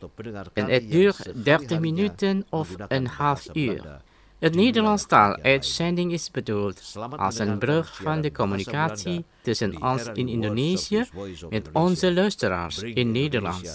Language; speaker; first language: Dutch; non-native, learner; Indonesian